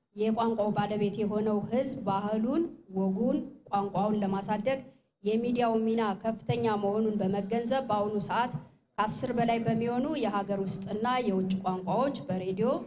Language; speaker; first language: Amharic; non-native, local second language; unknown